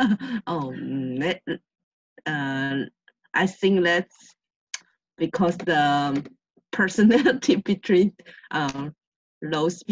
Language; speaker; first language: English; non-native, learner; Chinese